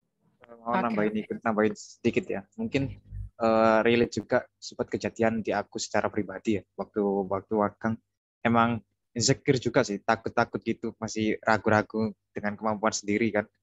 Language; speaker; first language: Indonesian; native; Indonesian